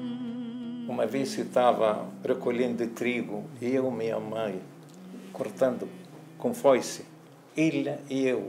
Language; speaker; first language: Portuguese; non-native, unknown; Arabic